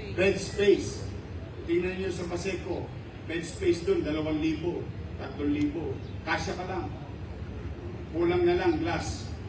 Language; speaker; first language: Filipino; native; Filipino